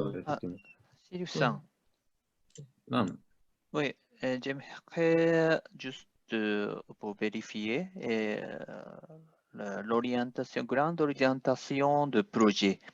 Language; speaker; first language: French; non-native, fluent; Japanese